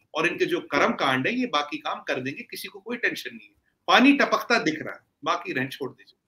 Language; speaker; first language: Hindi; native; Hindi